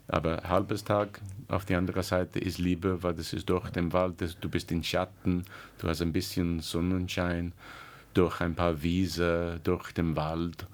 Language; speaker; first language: German; non-native, learner; English